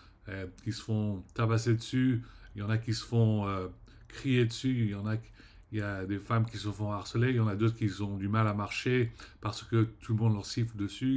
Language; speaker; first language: French; early bilingual, heritage; French